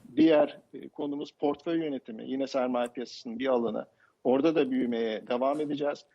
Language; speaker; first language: Turkish; native; Turkish